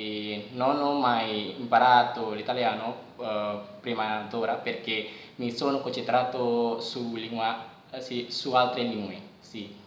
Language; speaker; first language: Italian; non-native, learner; Indonesian